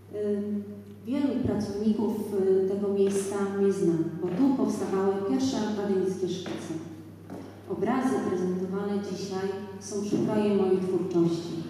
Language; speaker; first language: Polish; native; Polish